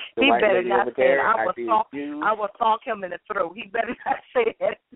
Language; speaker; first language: English; native; English